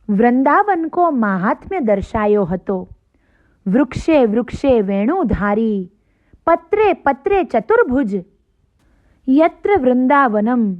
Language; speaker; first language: Hindi; non-native, local second language; Gujarati